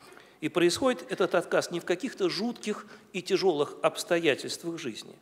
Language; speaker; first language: Russian; native; Russian